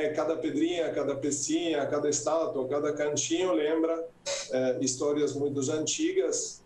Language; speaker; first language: Portuguese; non-native, fluent; Italian